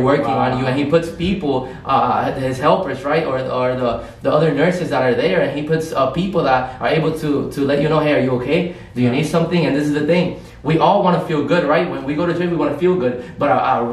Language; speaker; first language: English; non-native, fluent; Spanish